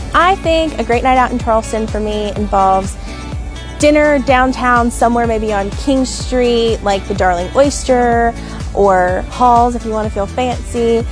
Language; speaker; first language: English; native; English